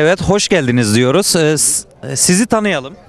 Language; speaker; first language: Turkish; native; Turkish